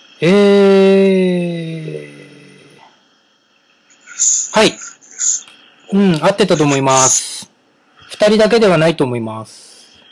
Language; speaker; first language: Japanese; native; Japanese